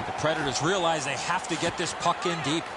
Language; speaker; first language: English; native; English